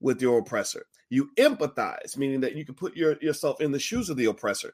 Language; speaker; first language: English; native; English